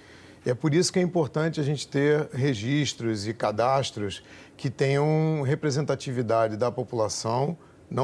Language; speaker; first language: Portuguese; native; Portuguese